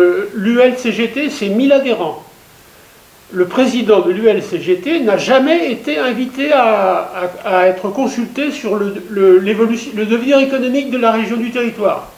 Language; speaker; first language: French; native; French